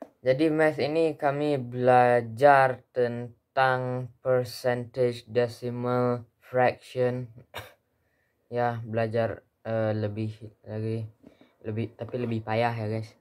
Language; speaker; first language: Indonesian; early bilingual, heritage; Indonesian